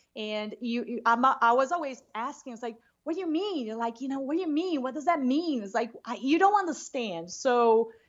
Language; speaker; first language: English; non-native, fluent; Portuguese